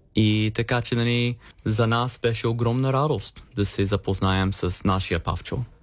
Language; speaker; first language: Bulgarian; non-native, fluent; English